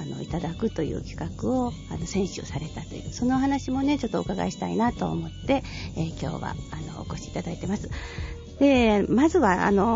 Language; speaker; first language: Japanese; native; Japanese